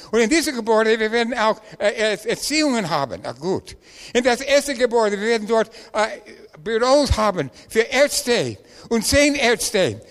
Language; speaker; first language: German; non-native, learner; English